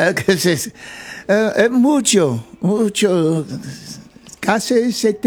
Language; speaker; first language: Spanish; non-native, learner; English